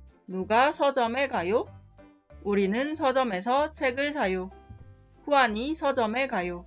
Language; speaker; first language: Korean; non-native, fluent; Spanish